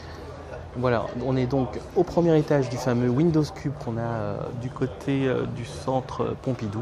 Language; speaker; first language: French; native; French